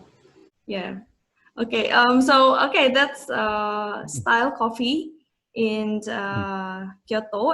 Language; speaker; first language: English; non-native, fluent; Indonesian